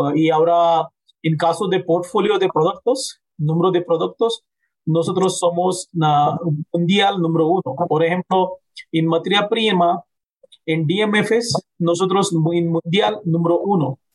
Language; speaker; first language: Spanish; non-native, learner; Hindi